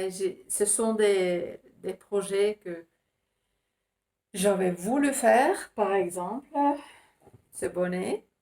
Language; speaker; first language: French; non-native, fluent; Finnish